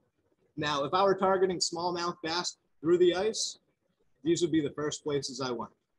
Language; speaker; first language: English; native; English